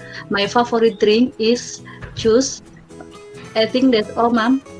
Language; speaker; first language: English; non-native, learner; Indonesian